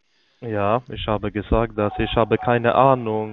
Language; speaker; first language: German; non-native, learner; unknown